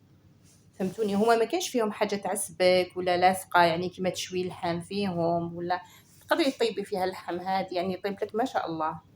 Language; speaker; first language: Arabic; native; Arabic